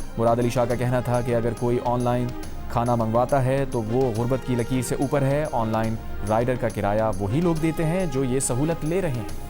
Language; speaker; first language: Urdu; native; Urdu